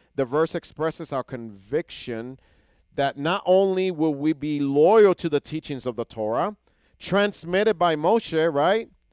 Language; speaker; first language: English; non-native, fluent; Hebrew